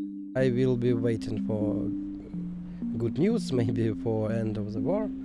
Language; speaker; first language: English; non-native, learner; Ukrainian